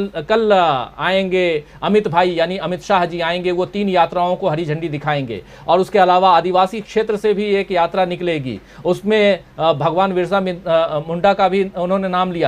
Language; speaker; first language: Hindi; native; Hindi